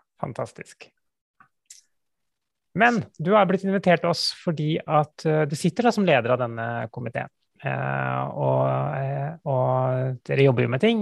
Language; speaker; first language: Norwegian; native; Norwegian